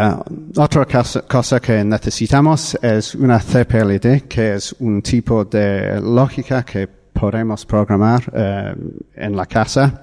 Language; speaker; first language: Spanish; non-native, fluent; English